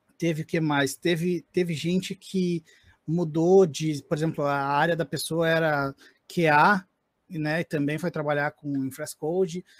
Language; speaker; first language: Portuguese; native; Portuguese